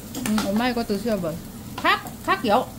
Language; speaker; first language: Korean; non-native, learner; Vietnamese